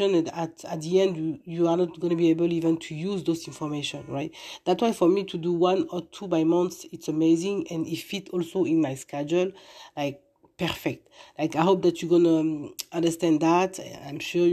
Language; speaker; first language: English; non-native, fluent; French